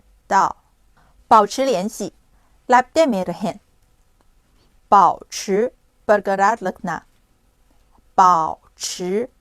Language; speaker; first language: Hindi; non-native, fluent; Chinese